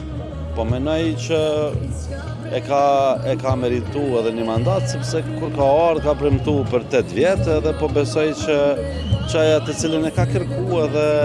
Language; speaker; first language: Albanian; native; Albanian